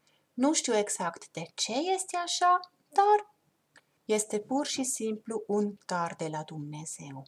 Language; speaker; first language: Romanian; non-native, fluent; German